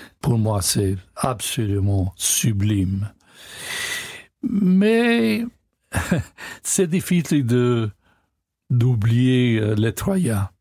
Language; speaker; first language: French; non-native, learner; English